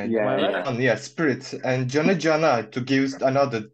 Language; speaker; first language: English; non-native, fluent; Turkish